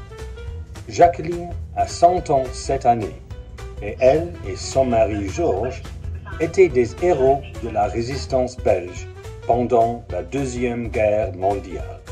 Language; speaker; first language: French; non-native, learner; English